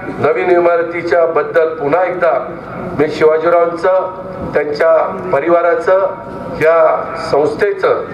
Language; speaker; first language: Marathi; native; Marathi